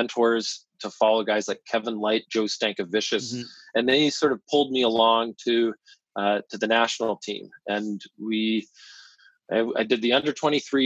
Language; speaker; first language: English; native; English